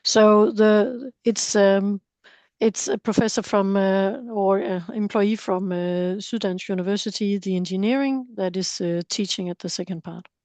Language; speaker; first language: English; non-native, fluent; Danish